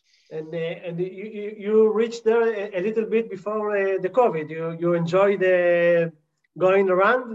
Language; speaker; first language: English; non-native, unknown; Hebrew